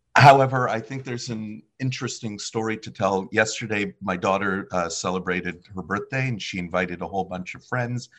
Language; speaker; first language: English; early bilingual, other home language; Polish